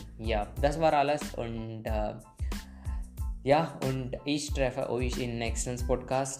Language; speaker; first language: German; non-native, learner; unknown